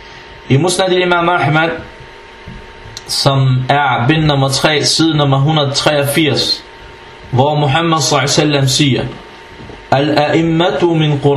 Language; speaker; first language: Danish; non-native, fluent; Arabic